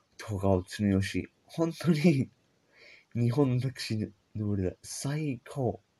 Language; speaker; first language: Japanese; non-native, learner; English